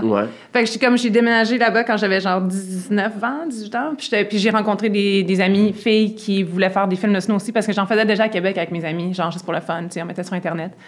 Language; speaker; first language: French; native; French